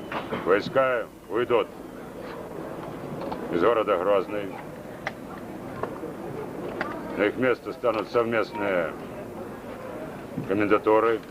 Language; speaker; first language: Russian; native; Russian